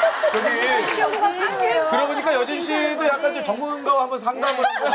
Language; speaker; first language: Korean; native; Korean